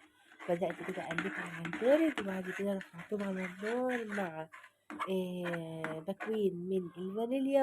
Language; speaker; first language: Arabic; native; Arabic